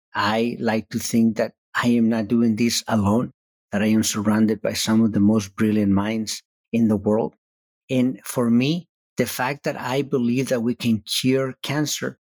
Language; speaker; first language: English; non-native, fluent; Spanish